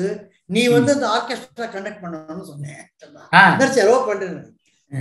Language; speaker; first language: Tamil; non-native, local second language; Telugu